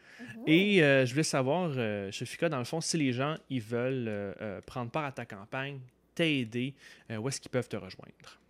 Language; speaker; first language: French; native; French